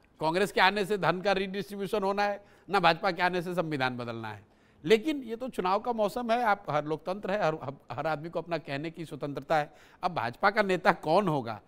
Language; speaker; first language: Hindi; native; Hindi